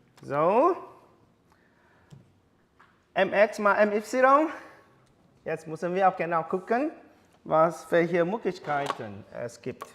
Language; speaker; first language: German; non-native, learner; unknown